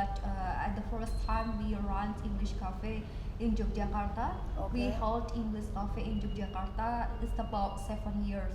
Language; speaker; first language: English; non-native, learner; Indonesian